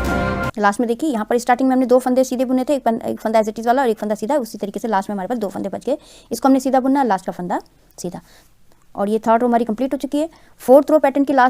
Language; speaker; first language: Hindi; non-native, local second language; Punjabi